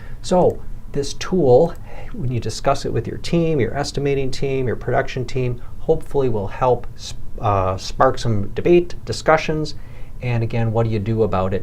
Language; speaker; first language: English; native; English